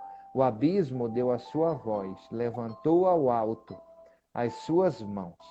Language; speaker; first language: Portuguese; native; Portuguese